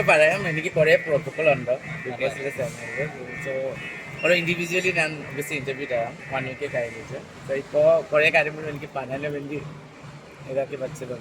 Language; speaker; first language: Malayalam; non-native, learner; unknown